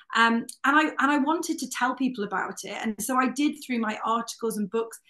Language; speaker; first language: English; native; English